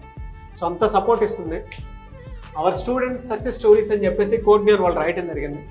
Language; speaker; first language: Telugu; native; Telugu